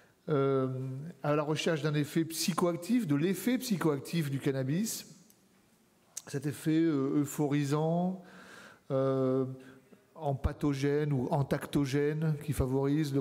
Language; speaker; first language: French; native; French